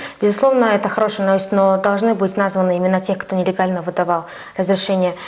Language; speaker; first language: Russian; non-native, fluent; Mongolian